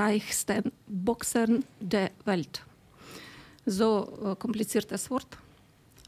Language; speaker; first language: German; non-native, fluent; Ukrainian